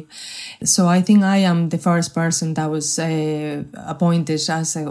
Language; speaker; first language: English; non-native, fluent; Spanish